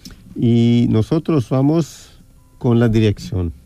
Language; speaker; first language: Spanish; non-native, fluent; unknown